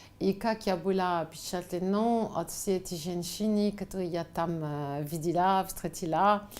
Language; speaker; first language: Russian; non-native, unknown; French